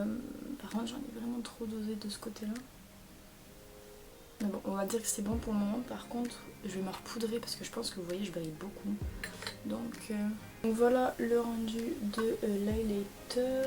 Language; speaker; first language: French; native; French